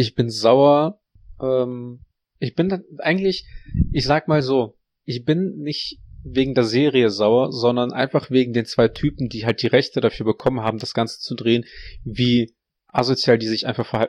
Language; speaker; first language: German; native; German